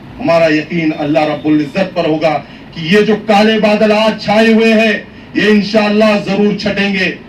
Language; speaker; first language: Urdu; native; Urdu